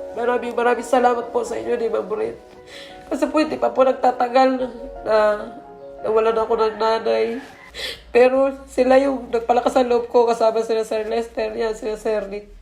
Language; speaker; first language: Filipino; native; Filipino